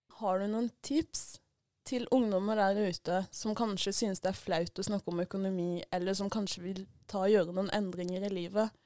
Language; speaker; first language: Norwegian; early bilingual, other home language; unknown